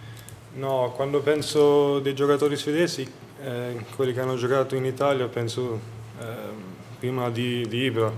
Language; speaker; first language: Italian; non-native, fluent; Swedish